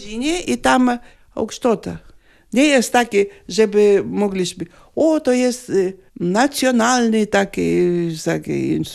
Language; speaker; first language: Polish; non-native, learner; Lithuanian